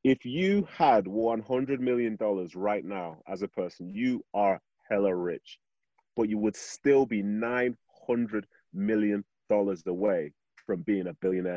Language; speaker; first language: English; native; English